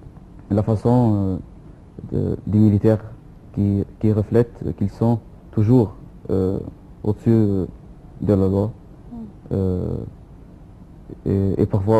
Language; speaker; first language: French; non-native, fluent; Arabic